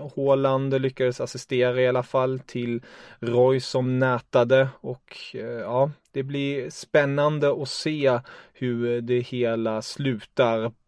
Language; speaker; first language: Swedish; non-native, fluent; German